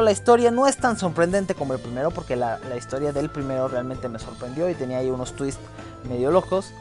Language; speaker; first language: Spanish; native; Spanish